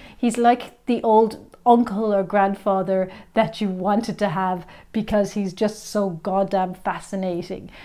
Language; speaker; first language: English; native; English